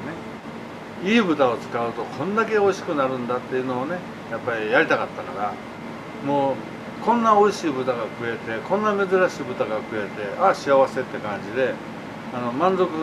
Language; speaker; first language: Japanese; native; Japanese